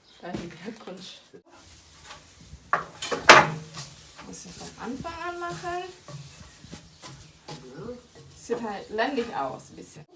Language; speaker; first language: German; non-native, learner; Thai